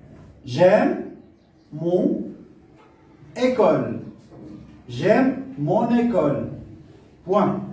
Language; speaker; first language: French; non-native, local second language; Arabic